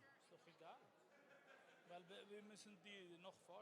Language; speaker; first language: German; non-native, learner; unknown